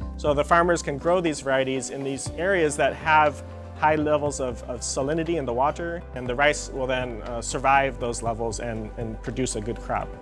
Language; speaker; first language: English; native; English